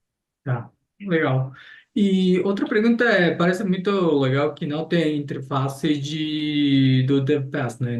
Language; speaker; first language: Portuguese; non-native, fluent; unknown